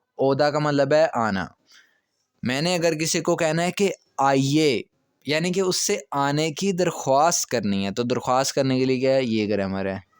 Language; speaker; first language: Urdu; non-native, local second language; Punjabi